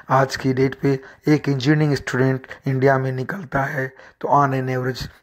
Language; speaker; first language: Hindi; native; Hindi